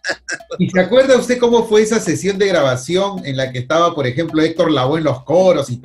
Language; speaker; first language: Spanish; native; Spanish